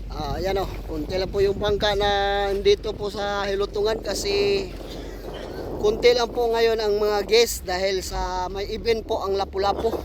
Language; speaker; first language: Filipino; native; Filipino